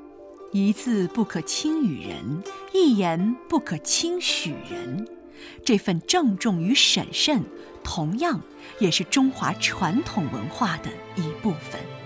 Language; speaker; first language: Chinese; native; Chinese